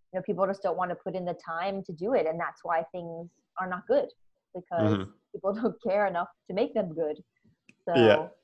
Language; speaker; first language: English; native; English